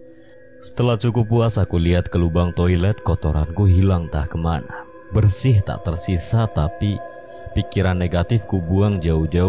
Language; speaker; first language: Indonesian; native; Indonesian